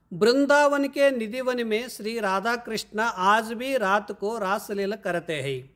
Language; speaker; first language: Hindi; non-native, local second language; Kannada